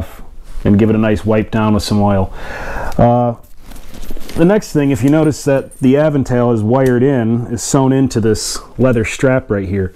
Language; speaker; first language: English; native; English